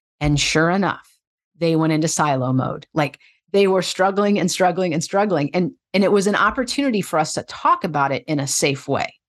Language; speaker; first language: English; native; English